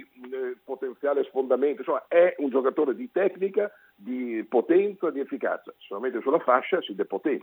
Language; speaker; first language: Italian; native; Italian